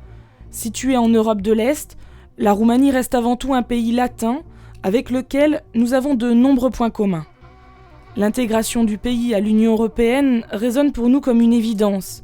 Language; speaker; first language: French; native; French